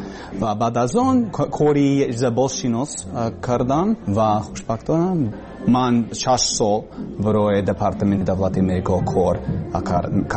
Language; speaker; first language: Persian; non-native, learner; English